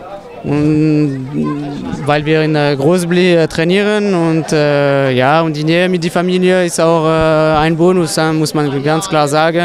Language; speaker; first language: German; non-native, local second language; French